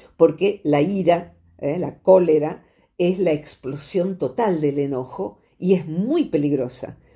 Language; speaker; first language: Spanish; native; Spanish